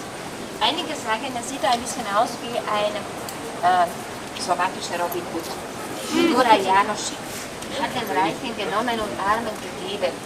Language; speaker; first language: German; non-native, learner; Slovak